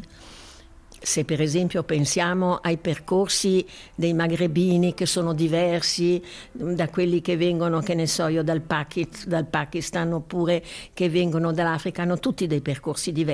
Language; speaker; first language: Italian; native; Italian